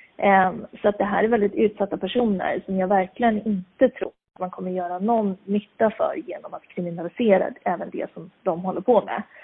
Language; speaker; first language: Swedish; native; Swedish